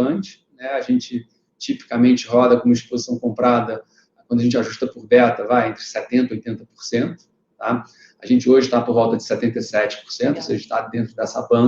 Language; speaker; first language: Portuguese; native; Portuguese